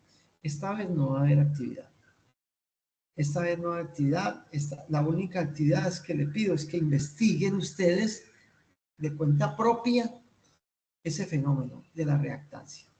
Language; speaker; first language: Spanish; native; Spanish